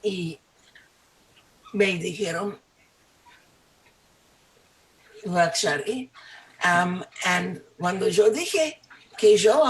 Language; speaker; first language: Spanish; non-native, fluent; English